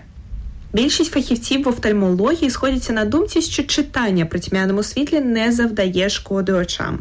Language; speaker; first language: Ukrainian; native; Ukrainian